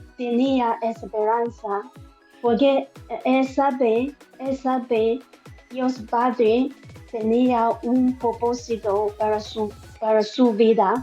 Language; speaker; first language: Spanish; non-native, learner; Chinese